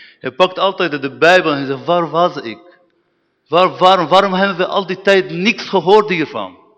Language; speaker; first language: Dutch; non-native, fluent; Arabic